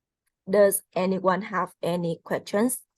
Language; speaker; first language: English; non-native, fluent; Vietnamese